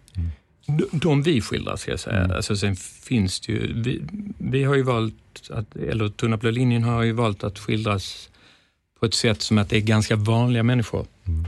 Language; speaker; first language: Swedish; native; Swedish